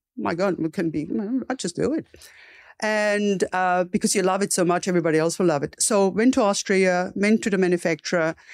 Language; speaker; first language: English; non-native, fluent; German